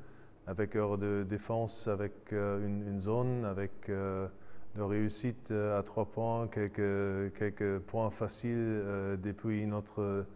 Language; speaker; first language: French; non-native, fluent; German